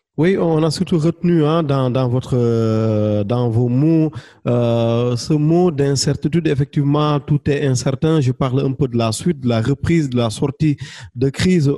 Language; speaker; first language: French; non-native, local second language; Wolof